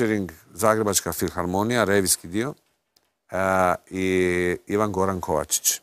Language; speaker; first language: Croatian; native; Croatian